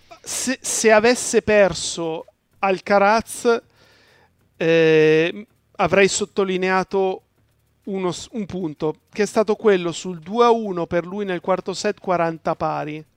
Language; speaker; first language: Italian; native; Italian